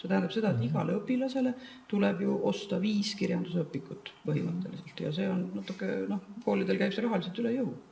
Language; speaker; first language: Estonian; native; Estonian